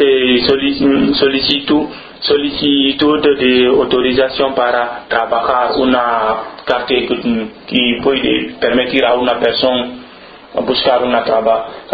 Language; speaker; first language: Spanish; non-native, learner; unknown